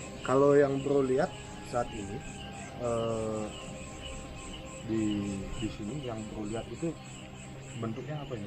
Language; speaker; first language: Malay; non-native, local second language; Balinese